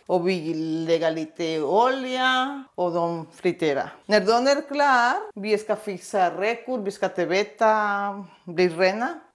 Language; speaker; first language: Swedish; non-native, learner; Spanish